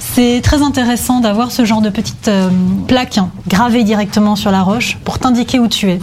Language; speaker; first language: French; native; French